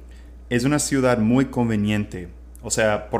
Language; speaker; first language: Spanish; non-native, fluent; English